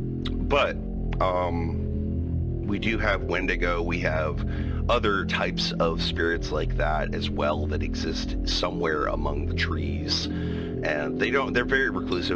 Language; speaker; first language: English; native; English